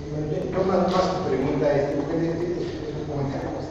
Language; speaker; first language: Spanish; native; Spanish